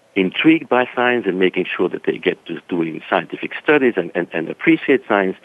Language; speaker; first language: English; non-native, fluent; French